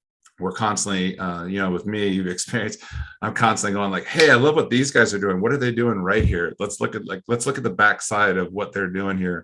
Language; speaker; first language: English; native; English